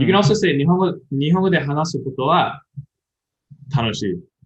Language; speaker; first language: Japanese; non-native, learner; English